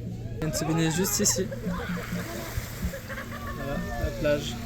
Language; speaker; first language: French; native; French